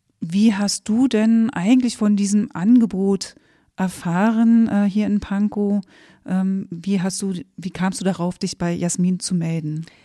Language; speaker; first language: German; native; German